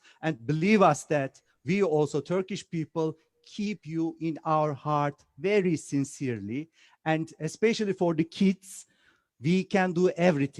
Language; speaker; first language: English; non-native, fluent; Turkish